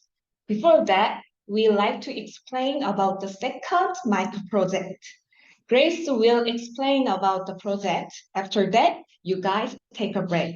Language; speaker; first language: English; non-native, learner; Korean